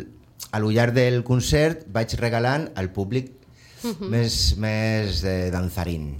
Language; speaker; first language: Catalan; non-native, local second language; Spanish